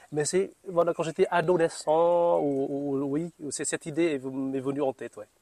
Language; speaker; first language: French; non-native, fluent; Vietnamese